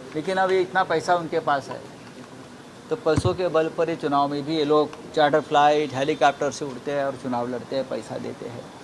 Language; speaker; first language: Hindi; non-native, local second language; Marathi